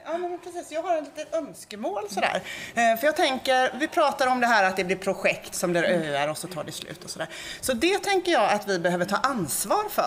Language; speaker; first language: Swedish; native; Swedish